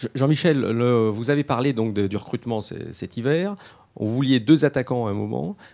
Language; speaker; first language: French; native; French